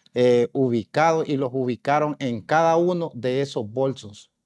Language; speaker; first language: Spanish; native; Spanish